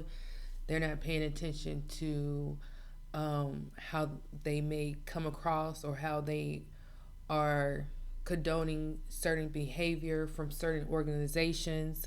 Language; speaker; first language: English; native; English